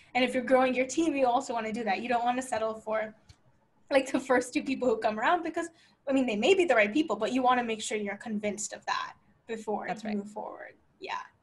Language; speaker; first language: English; native; English